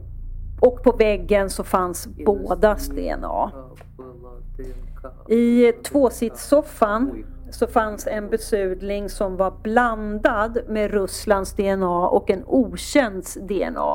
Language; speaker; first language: Swedish; native; Swedish